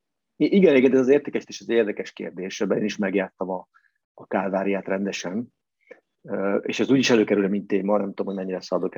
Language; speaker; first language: Hungarian; native; Hungarian